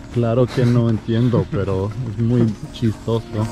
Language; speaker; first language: Spanish; non-native, learner; English